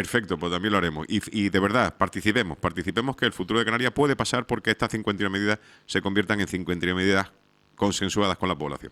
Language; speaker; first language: Spanish; native; Spanish